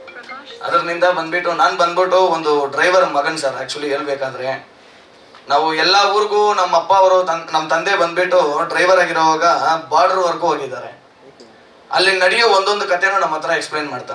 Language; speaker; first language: Kannada; non-native, learner; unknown